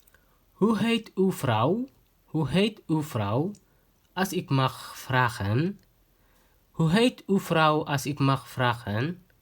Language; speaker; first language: Dutch; non-native, learner; Tigrinya